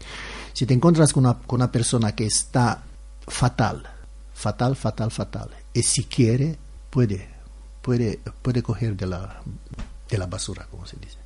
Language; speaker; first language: Spanish; non-native, learner; Romanian